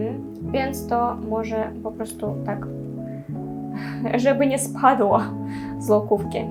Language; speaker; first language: Polish; non-native, learner; Russian